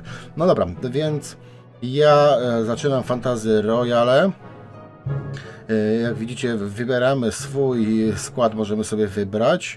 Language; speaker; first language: Polish; native; Polish